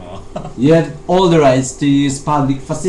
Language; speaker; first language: English; non-native, fluent; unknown